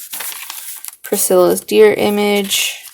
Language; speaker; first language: English; native; English